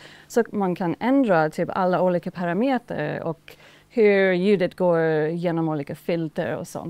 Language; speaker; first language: Swedish; non-native, fluent; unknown